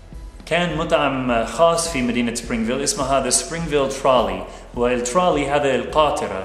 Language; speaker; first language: Arabic; non-native, fluent; English